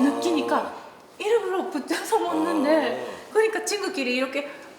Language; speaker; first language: Korean; non-native, learner; Japanese